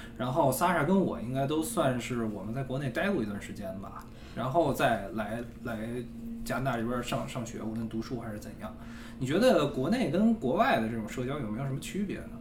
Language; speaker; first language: Chinese; native; Chinese